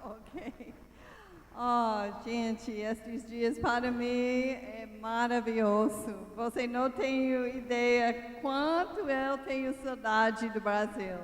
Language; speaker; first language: Portuguese; non-native, learner; English